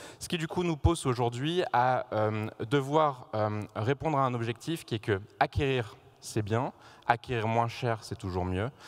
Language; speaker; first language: French; native; French